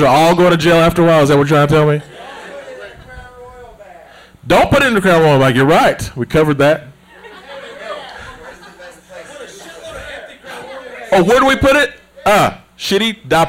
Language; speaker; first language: English; native; English